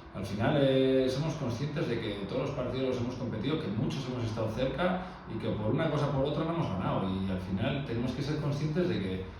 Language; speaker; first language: Spanish; non-native, local second language; Basque